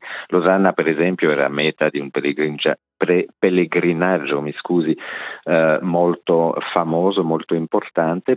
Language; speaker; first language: Italian; non-native, local second language; French